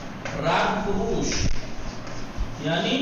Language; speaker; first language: Persian; non-native, fluent; Urdu